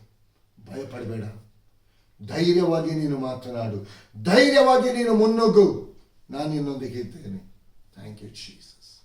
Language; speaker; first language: Kannada; native; Kannada